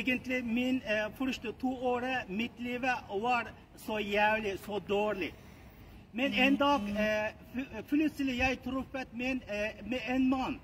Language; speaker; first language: Norwegian; non-native, learner; Uyghur